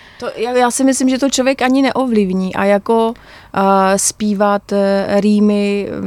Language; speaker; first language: Czech; non-native, local second language; Polish